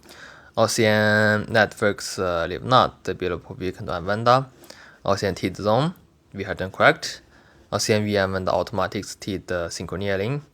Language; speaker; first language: Swedish; non-native, learner; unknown